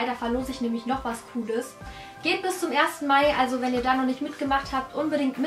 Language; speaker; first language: German; native; German